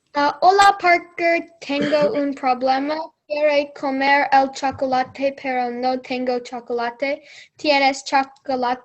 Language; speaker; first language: Spanish; non-native, learner; English